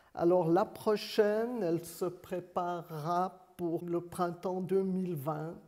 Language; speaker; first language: French; native; French